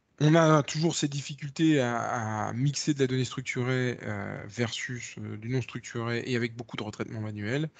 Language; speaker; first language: French; native; French